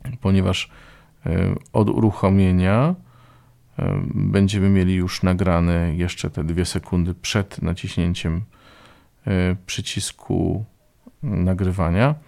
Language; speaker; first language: Polish; native; Polish